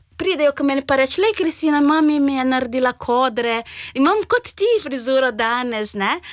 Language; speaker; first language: Slovenian; non-native, fluent; Portuguese